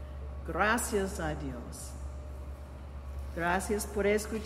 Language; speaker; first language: Spanish; non-native, fluent; English